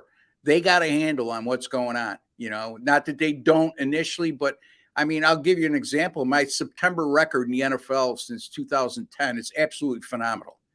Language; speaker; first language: English; native; English